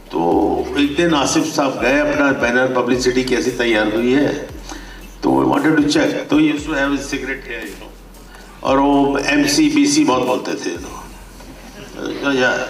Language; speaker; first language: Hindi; native; Hindi